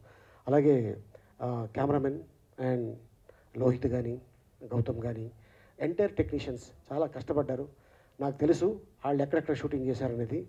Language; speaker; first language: Telugu; native; Telugu